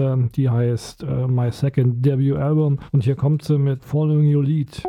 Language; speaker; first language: German; native; German